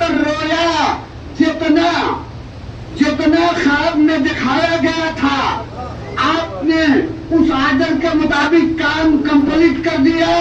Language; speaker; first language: Hindi; native; Hindi